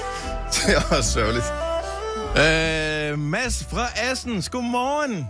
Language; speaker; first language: Danish; native; Danish